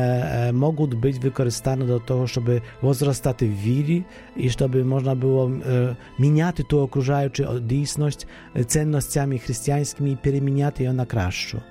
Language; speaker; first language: Polish; non-native, fluent; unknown